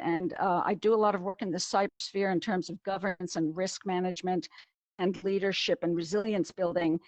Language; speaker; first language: English; native; English